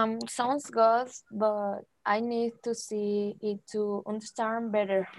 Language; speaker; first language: English; non-native, learner; Spanish